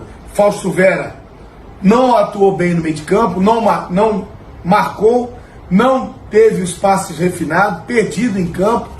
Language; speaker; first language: Portuguese; native; Portuguese